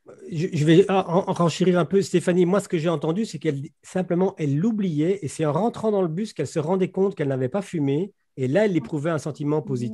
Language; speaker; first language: French; native; French